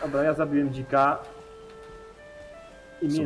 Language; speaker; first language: Polish; native; Polish